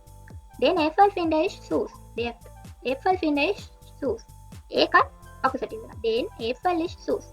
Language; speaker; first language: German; non-native, learner; Sinhala